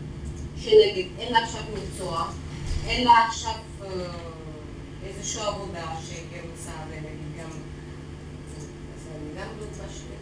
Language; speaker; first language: Hebrew; non-native, learner; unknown